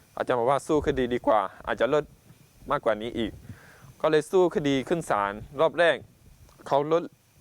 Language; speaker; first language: Thai; non-native, local second language; Pattani Malay